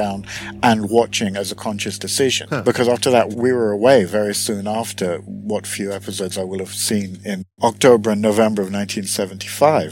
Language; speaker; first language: English; native; English